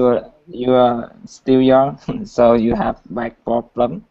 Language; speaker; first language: English; non-native, learner; Vietnamese